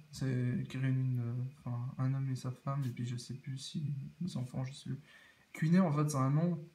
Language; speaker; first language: French; native; French